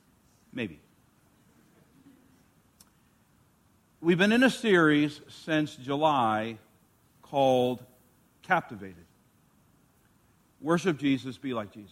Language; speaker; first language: English; native; English